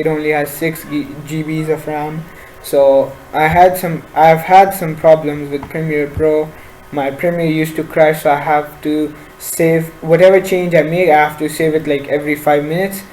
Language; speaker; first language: English; non-native, local second language; Urdu